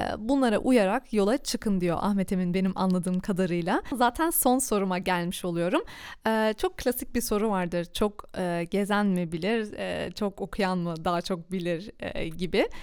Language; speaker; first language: Turkish; early bilingual, heritage; Turkish